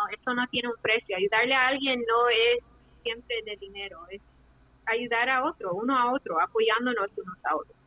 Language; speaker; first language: Spanish; early bilingual, heritage; Spanish